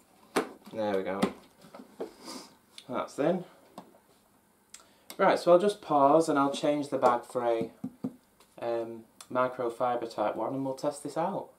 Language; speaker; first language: English; native; English